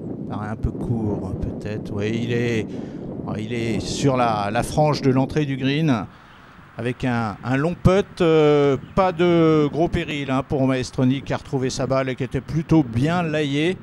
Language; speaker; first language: French; native; French